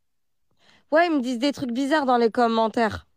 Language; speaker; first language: French; early bilingual, other home language; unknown